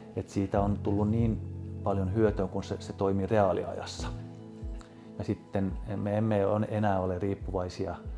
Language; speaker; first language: Finnish; non-native, local second language; Swedish